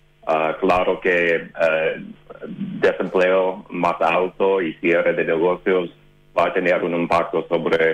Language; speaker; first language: Spanish; non-native, fluent; English